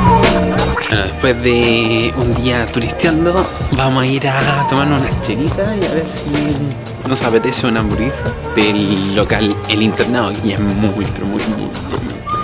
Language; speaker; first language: Spanish; native; Spanish